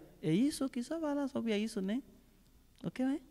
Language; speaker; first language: Portuguese; non-native, learner; Yoruba